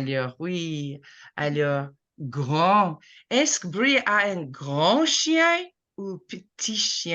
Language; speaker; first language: French; non-native, fluent; English